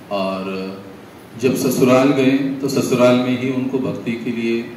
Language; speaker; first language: Hindi; non-native, local second language; Marathi